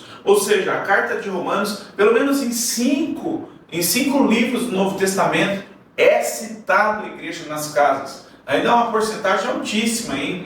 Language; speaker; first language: Portuguese; native; Portuguese